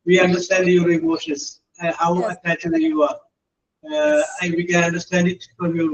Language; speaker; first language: English; non-native, fluent; Malayalam